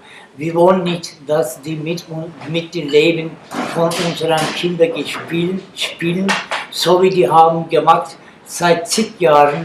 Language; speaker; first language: German; non-native, learner; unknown